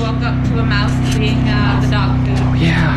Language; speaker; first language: English; native; English